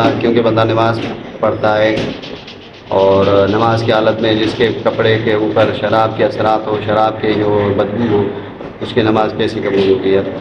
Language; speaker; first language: Urdu; non-native, local second language; Sindhi